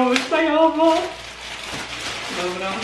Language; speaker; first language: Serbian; non-native, learner; English